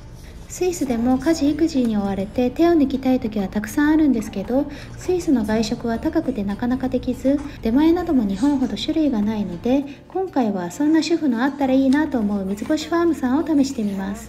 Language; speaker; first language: Japanese; native; Japanese